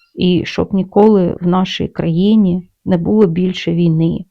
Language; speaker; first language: Ukrainian; non-native, local second language; Russian